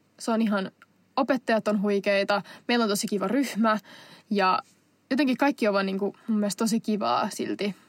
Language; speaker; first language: Finnish; non-native, local second language; Swedish